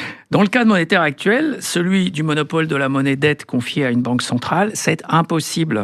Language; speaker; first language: French; native; French